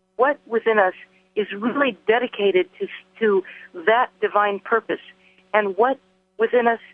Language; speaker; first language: English; native; English